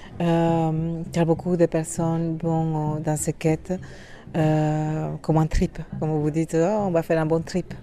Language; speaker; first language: French; non-native, fluent; Spanish